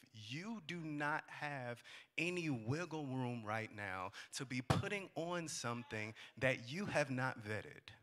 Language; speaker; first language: English; native; English